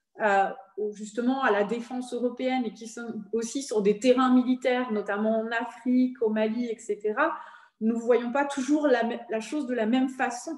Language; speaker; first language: French; native; French